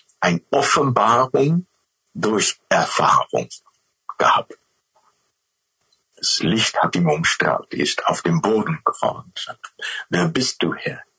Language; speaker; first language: German; non-native, learner; Dutch